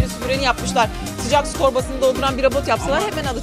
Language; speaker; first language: Turkish; native; Turkish